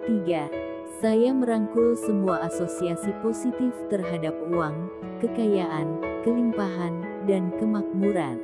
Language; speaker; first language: Indonesian; native; Indonesian